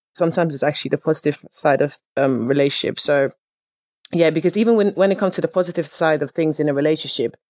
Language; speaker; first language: English; early bilingual, other home language; Dutch